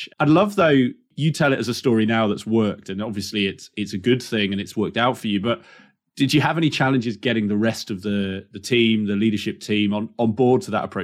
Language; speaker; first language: English; native; English